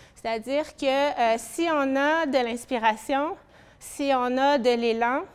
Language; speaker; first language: French; native; French